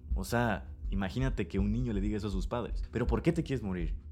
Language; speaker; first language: Spanish; native; Spanish